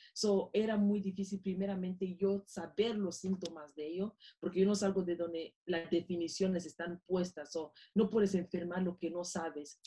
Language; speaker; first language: Spanish; non-native, local second language; Fang